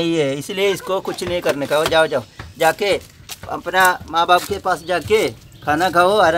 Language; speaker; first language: Hindi; non-native, local second language; Malayalam